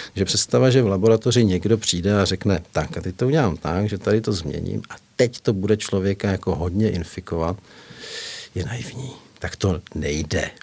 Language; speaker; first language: Czech; native; Czech